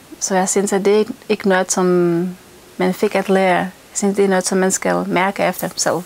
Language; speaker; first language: Danish; non-native, fluent; Czech